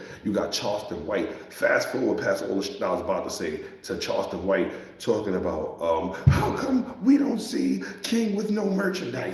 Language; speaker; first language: English; native; English